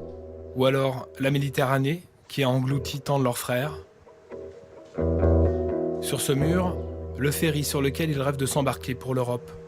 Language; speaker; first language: French; native; French